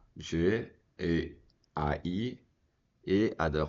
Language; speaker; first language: French; non-native, learner; Spanish